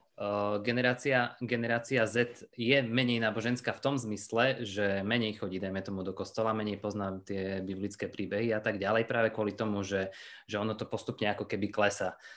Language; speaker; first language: Slovak; native; Slovak